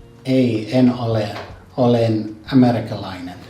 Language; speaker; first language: Finnish; non-native, learner; English